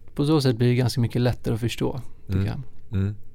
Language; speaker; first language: Swedish; native; Swedish